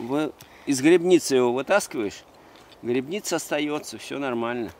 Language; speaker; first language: Russian; native; Russian